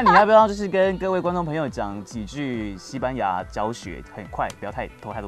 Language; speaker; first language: Chinese; native; Chinese